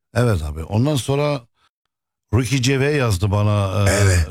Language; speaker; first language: Turkish; non-native, fluent; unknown